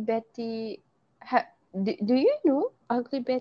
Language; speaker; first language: English; non-native, local second language; Malay